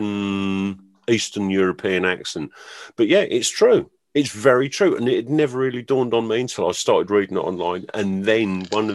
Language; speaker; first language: English; native; English